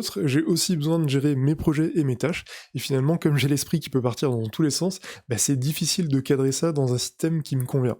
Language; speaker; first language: French; native; French